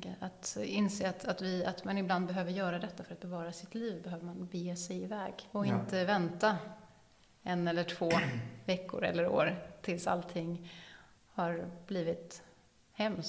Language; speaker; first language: Swedish; native; Swedish